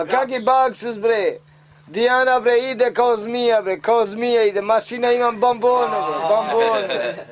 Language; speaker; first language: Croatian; non-native, local second language; Romany